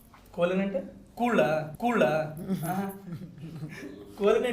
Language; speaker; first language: Telugu; native; Telugu